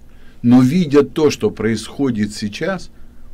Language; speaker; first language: Russian; native; Russian